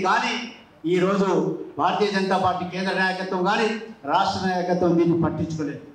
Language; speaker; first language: Telugu; non-native, local second language; Lambadi